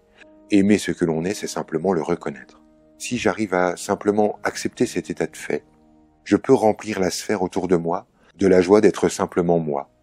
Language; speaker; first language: French; native; French